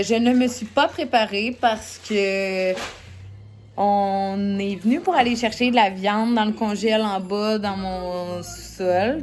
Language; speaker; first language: French; native; French